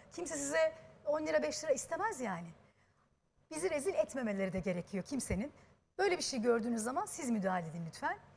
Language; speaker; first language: Turkish; native; Turkish